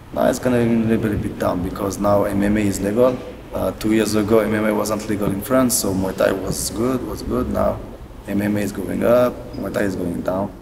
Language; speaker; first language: English; non-native, learner; French